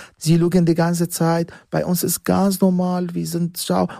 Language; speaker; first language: German; non-native, learner; Arabic